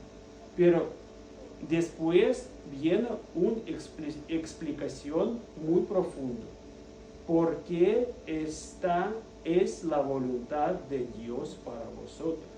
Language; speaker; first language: Spanish; non-native, fluent; Russian